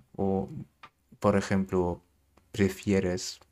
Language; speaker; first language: Spanish; non-native, learner; German